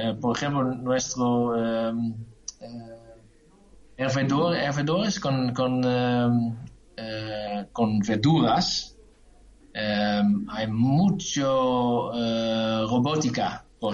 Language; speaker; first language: Spanish; non-native, learner; Dutch